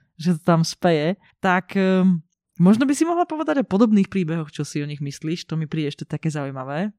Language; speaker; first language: Slovak; non-native, local second language; Hungarian